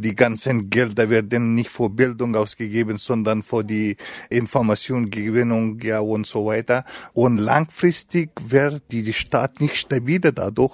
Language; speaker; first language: German; non-native, fluent; Pashto